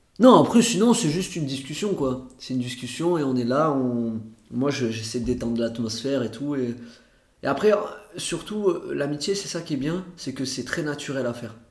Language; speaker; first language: French; early bilingual, other home language; Portuguese